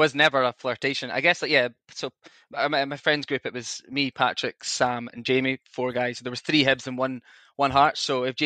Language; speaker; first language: English; native; English